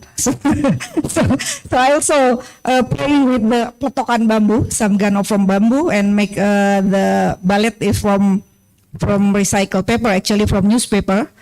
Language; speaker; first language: English; non-native, learner; Indonesian